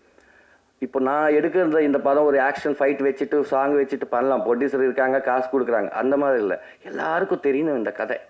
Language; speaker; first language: Tamil; non-native, learner; Telugu